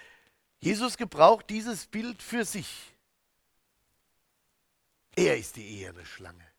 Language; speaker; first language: German; native; German